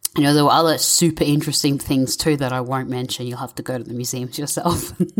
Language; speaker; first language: English; native; English